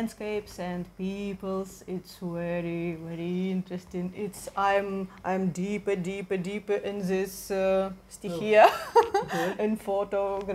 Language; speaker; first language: English; non-native, learner; Russian